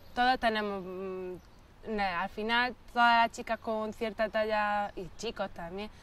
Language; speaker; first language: Spanish; native; Spanish